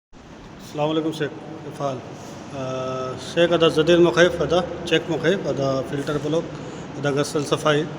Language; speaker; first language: Arabic; non-native, learner; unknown